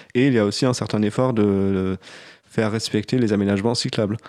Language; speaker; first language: French; non-native, fluent; German